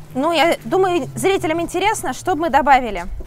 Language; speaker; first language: Russian; native; Russian